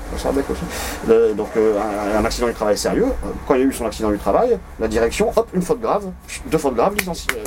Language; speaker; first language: French; native; French